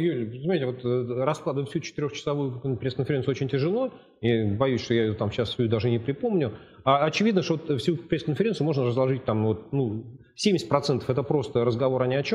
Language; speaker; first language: Russian; native; Russian